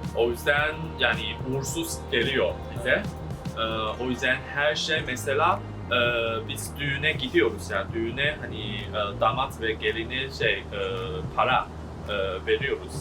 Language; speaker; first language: Turkish; non-native, learner; Chinese